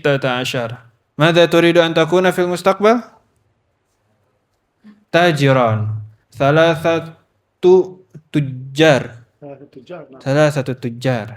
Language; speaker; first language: Arabic; non-native, learner; Indonesian